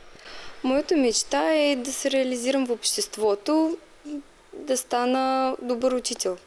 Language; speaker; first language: Bulgarian; non-native, fluent; Russian